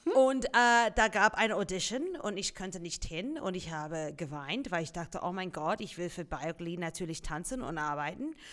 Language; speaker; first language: German; non-native, fluent; English